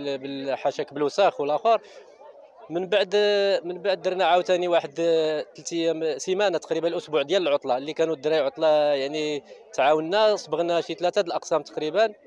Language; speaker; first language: Arabic; native; Arabic